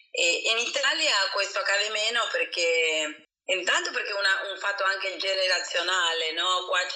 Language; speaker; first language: Italian; non-native, fluent; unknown